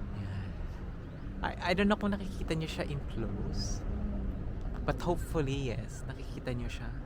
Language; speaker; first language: Filipino; native; Filipino